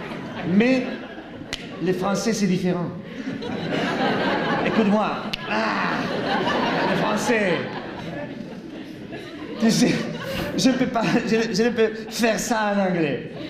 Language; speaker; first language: French; non-native, learner; Spanish